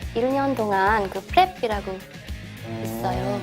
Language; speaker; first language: Korean; non-native, learner; English